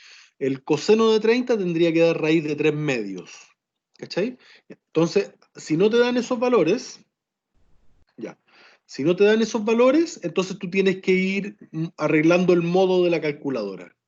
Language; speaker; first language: Spanish; native; Spanish